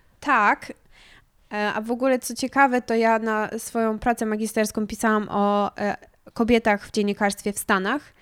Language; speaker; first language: Polish; early bilingual, heritage; Polish